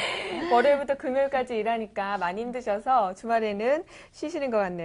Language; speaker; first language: Korean; native; Korean